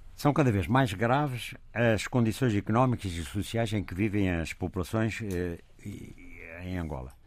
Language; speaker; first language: Portuguese; native; Portuguese